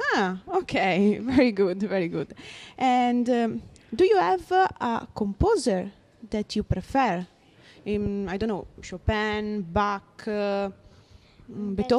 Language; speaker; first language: English; non-native, learner; Italian